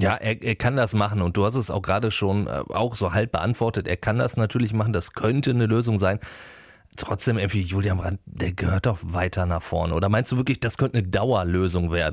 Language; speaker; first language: German; native; German